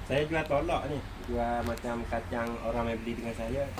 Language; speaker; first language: Malay; native; Malay